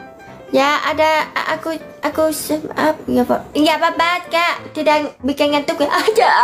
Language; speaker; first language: Indonesian; non-native, learner; Vietnamese